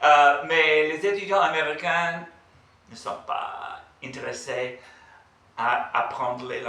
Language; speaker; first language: French; non-native, fluent; English